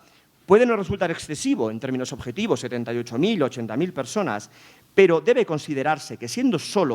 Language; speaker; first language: Spanish; native; Spanish